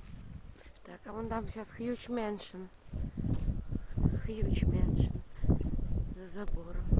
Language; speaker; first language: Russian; native; Russian